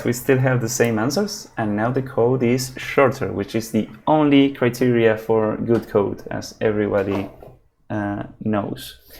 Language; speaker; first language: English; non-native, fluent; Spanish